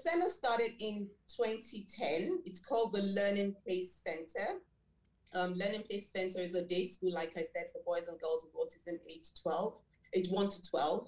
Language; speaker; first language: English; non-native, local second language; Yoruba